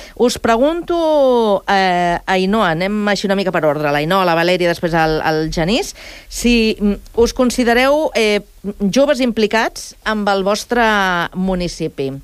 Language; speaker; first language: Catalan; native; Catalan